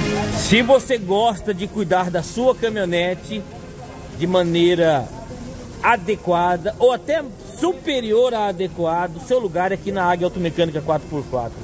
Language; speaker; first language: Portuguese; native; Portuguese